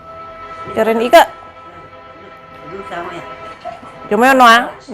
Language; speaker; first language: Chinese; non-native, learner; Javanese